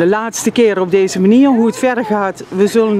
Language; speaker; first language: Dutch; native; Dutch